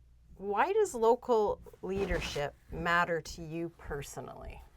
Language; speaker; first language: English; native; English